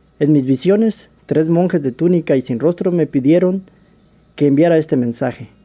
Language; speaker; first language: Spanish; native; Spanish